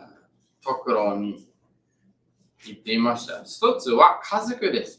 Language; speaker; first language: Japanese; non-native, learner; English